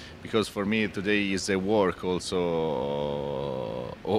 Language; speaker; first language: English; non-native, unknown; Italian